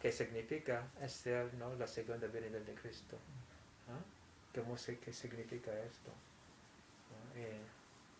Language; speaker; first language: Spanish; non-native, fluent; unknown